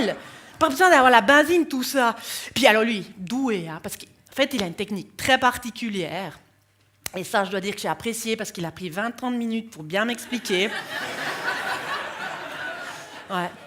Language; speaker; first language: French; native; French